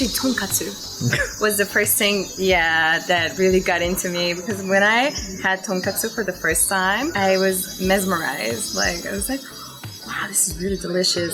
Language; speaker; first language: English; non-native, fluent; Persian